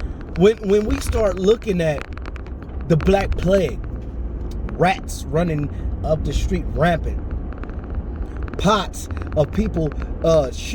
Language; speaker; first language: English; native; English